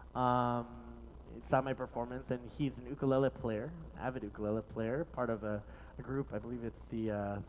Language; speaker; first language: English; native; English